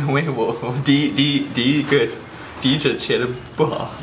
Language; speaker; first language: Chinese; non-native, fluent; English